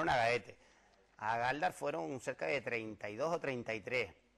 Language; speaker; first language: Spanish; native; Spanish